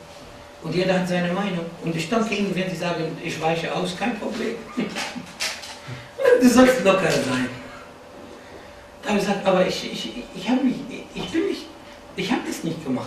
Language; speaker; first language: German; non-native, fluent; Arabic